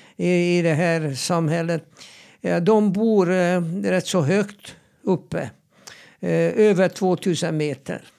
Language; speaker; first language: Swedish; non-native, fluent; Hungarian